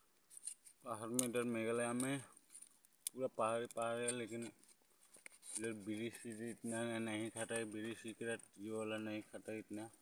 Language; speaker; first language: Hindi; non-native, local second language; Garo